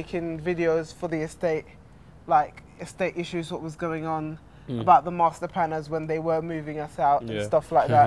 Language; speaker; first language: English; native; English